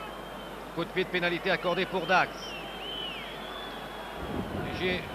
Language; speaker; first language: French; native; French